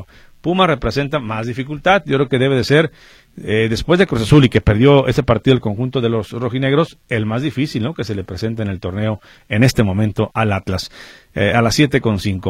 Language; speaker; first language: Spanish; native; Spanish